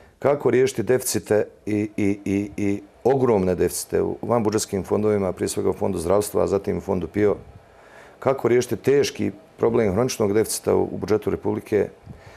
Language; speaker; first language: Serbian; native; Serbian